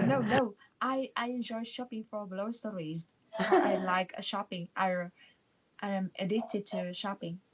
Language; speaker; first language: English; non-native, learner; Vietnamese